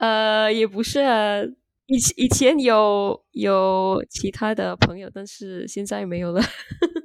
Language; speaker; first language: Chinese; non-native, learner; Indonesian